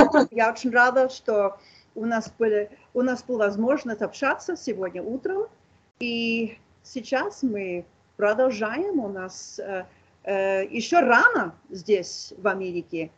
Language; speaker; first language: Russian; non-native, fluent; English